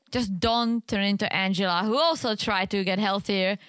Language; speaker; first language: English; native; English